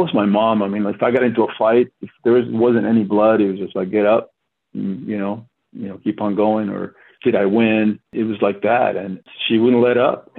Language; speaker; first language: English; non-native, fluent; Spanish